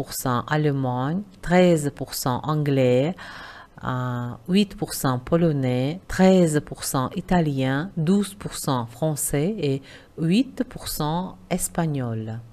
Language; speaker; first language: French; non-native, fluent; Uzbek